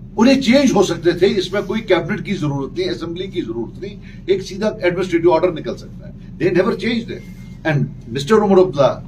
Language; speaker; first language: Urdu; non-native, local second language; Kashmiri